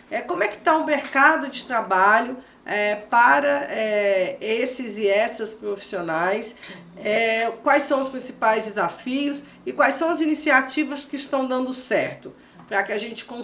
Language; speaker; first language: Portuguese; native; Portuguese